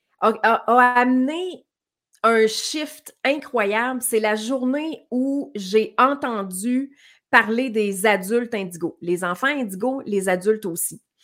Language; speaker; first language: French; native; French